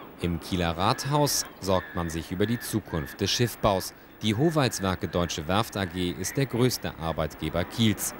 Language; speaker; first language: German; native; German